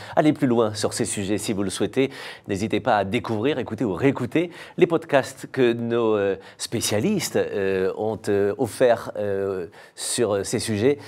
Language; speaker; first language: French; native; French